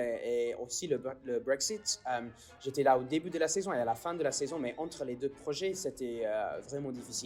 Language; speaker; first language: French; non-native, fluent; English